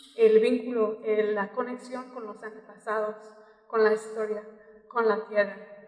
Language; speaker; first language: Spanish; non-native, fluent; English